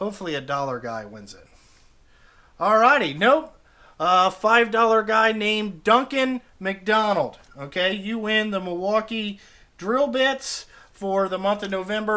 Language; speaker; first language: English; native; English